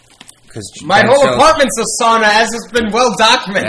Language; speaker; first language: English; native; English